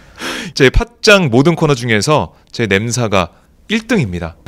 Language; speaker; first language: Korean; native; Korean